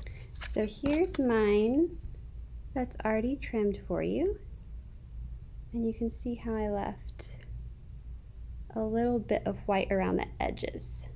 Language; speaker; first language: English; native; English